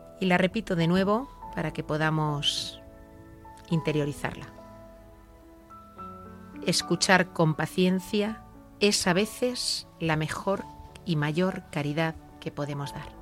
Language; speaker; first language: Spanish; native; Spanish